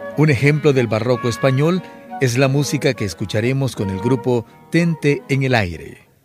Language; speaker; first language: Spanish; native; Spanish